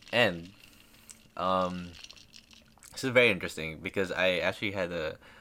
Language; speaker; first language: English; non-native, local second language; Filipino